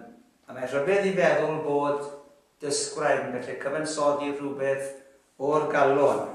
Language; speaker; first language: Welsh; native; Welsh